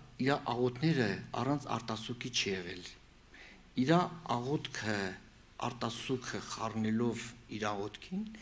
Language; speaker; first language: Armenian; native; Armenian